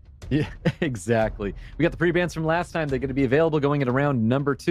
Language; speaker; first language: English; native; English